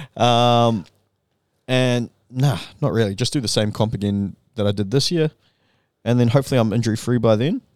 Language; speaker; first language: English; native; English